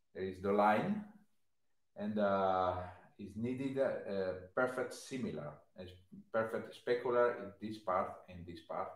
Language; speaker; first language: English; non-native, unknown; Italian